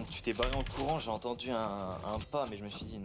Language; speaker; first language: French; native; French